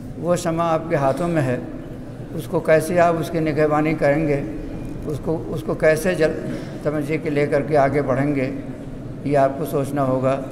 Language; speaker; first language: Urdu; native; Urdu